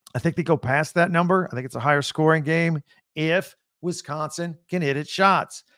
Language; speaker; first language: English; native; English